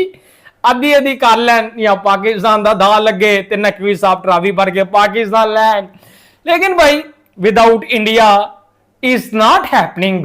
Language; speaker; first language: Hindi; native; Hindi